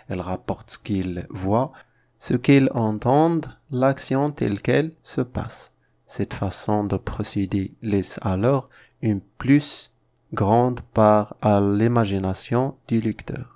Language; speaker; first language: French; non-native, local second language; Arabic